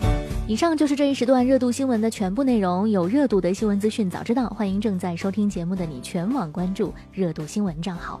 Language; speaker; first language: Chinese; native; Chinese